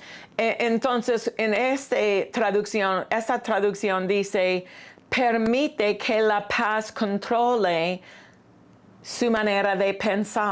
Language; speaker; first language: Spanish; non-native, fluent; English